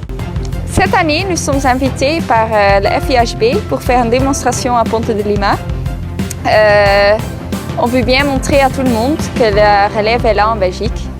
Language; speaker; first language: French; non-native, local second language; Dutch